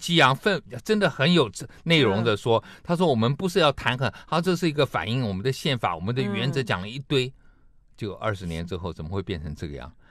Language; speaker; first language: Chinese; native; Chinese